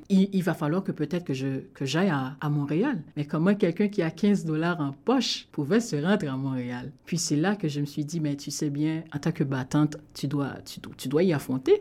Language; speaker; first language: French; non-native, local second language; Haitian Creole